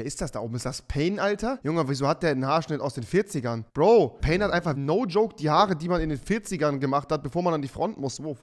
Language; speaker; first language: German; native; German